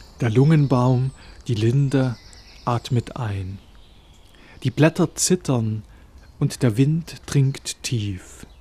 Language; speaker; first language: German; native; German